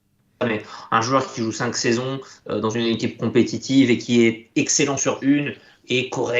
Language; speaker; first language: French; native; French